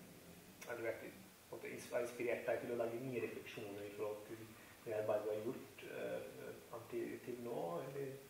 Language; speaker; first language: Norwegian; non-native, fluent; Italian